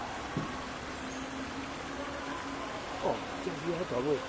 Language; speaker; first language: Chinese; native; Chinese